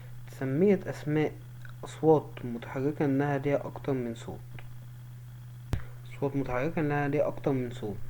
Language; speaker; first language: Arabic; native; Arabic